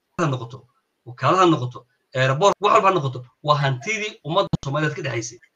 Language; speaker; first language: Somali; native; Somali